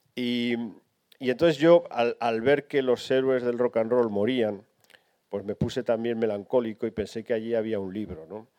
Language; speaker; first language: Spanish; native; Spanish